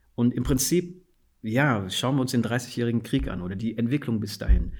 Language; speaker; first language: German; non-native, fluent; Fula